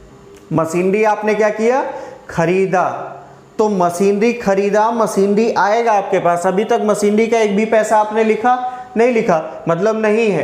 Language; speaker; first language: Hindi; native; Hindi